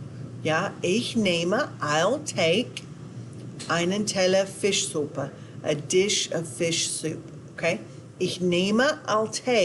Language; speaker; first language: German; non-native, fluent; English